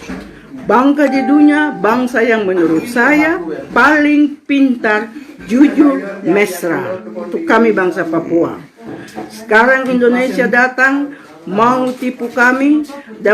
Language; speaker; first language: Indonesian; non-native, local second language; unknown